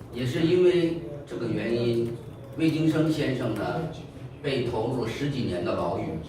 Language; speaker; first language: Chinese; native; Chinese